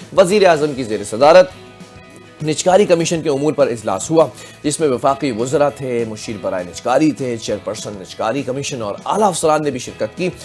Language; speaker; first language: Urdu; native; Urdu